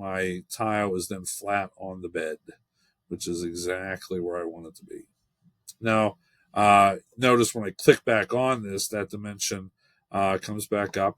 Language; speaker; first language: English; native; English